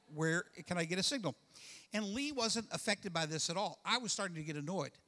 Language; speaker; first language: English; native; English